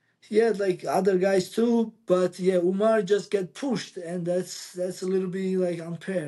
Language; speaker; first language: English; non-native, learner; Georgian